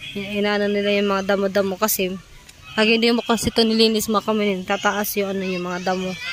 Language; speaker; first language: Filipino; native; Filipino